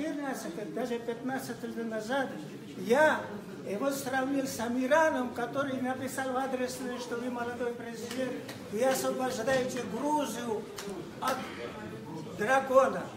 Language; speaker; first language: Russian; non-native, fluent; Georgian